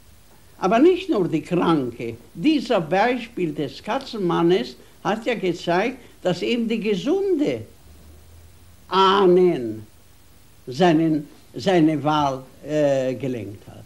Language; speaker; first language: German; non-native, fluent; Hungarian